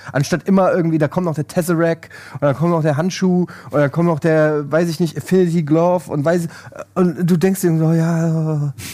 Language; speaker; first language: German; native; German